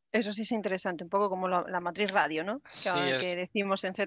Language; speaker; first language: Spanish; native; Spanish